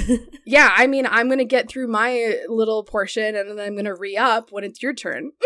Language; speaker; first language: English; early bilingual, other home language; Spanish